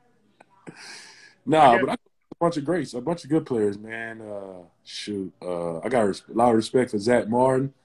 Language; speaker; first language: English; native; English